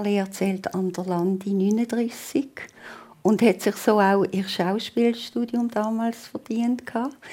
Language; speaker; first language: German; native; German